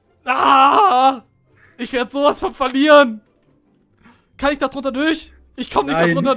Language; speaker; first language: German; native; German